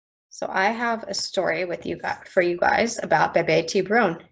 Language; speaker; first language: English; native; English